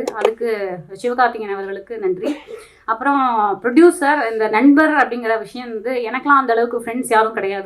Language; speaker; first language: Tamil; native; Tamil